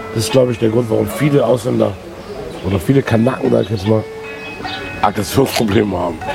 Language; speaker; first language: German; early bilingual, other home language; Arabic